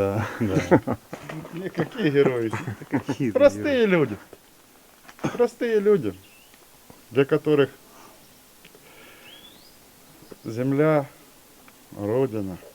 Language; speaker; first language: Russian; native; Russian